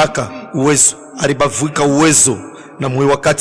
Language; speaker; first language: Swahili; native; Swahili